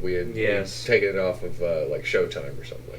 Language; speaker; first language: English; native; English